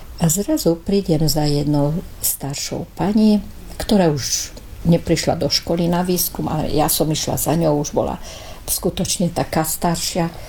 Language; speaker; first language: Slovak; early bilingual, heritage; Slovak